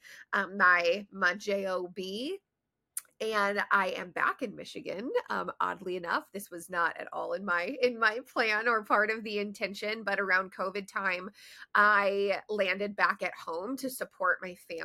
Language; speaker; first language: English; native; English